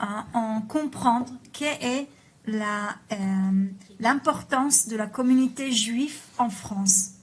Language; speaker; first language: French; early bilingual, heritage; Hebrew